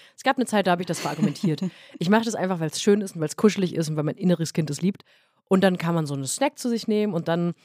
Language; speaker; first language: German; native; German